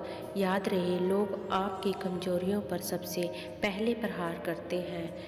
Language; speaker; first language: Hindi; native; Hindi